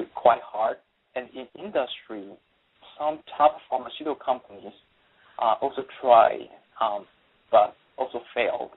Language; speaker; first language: English; non-native, fluent; Chinese